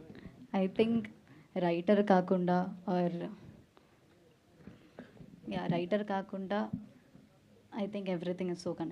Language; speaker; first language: Telugu; non-native, learner; Malayalam